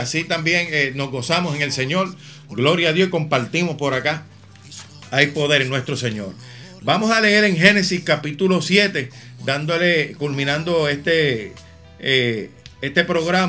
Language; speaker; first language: Spanish; native; Spanish